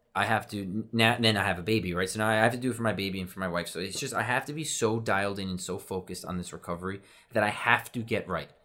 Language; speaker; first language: English; native; English